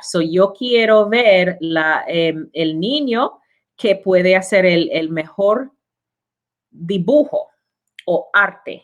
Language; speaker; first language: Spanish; non-native, learner; English